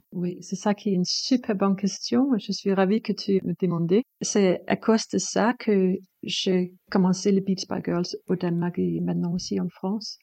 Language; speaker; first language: French; non-native, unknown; Danish